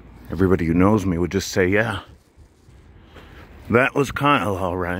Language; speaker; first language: English; native; English